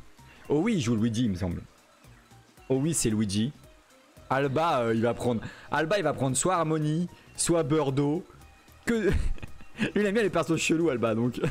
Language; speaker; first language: French; native; French